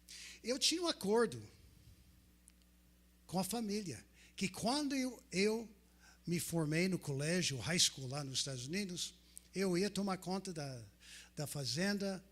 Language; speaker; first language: Portuguese; non-native, fluent; English